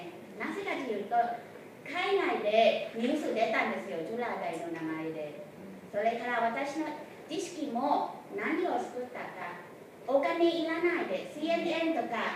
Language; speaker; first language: Japanese; non-native, fluent; Thai